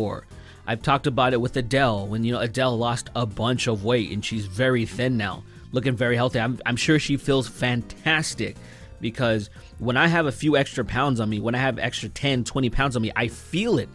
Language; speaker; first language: English; native; English